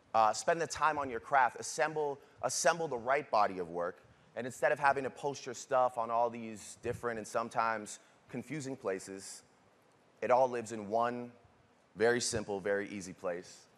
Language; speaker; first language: English; native; English